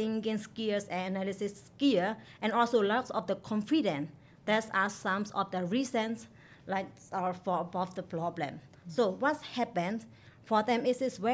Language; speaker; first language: English; non-native, learner; Burmese